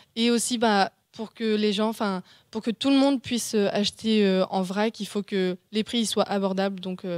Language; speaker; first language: French; native; French